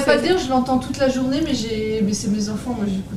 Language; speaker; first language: French; native; French